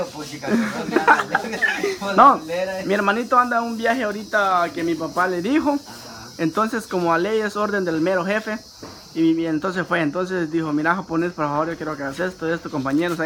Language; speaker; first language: Spanish; native; Spanish